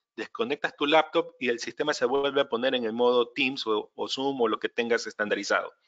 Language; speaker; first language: Spanish; native; Spanish